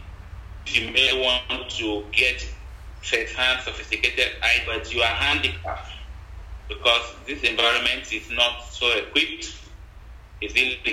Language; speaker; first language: English; non-native, local second language; Ibibio